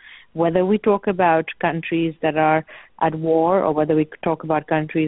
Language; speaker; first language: English; non-native, local second language; Urdu